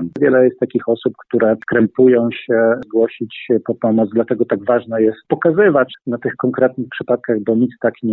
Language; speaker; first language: Polish; native; Polish